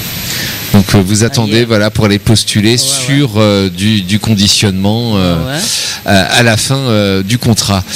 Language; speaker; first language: French; native; French